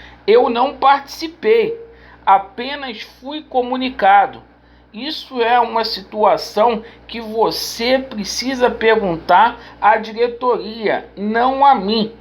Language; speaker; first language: Portuguese; native; Portuguese